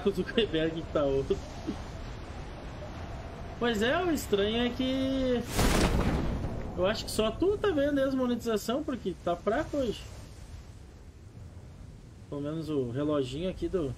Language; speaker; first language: Portuguese; native; Portuguese